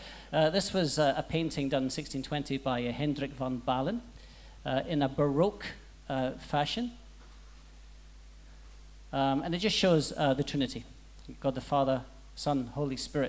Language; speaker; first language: English; native; English